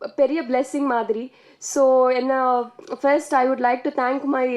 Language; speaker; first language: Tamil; non-native, learner; Telugu